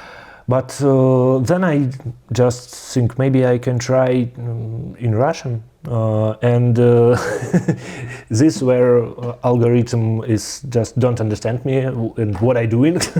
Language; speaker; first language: English; non-native, learner; Russian